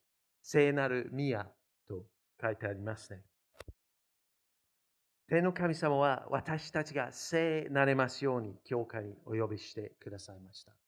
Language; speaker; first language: Japanese; non-native, fluent; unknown